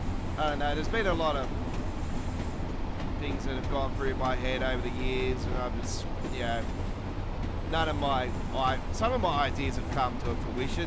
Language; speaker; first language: English; native; English